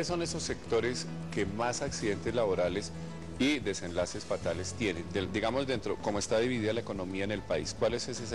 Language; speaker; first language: Spanish; native; Spanish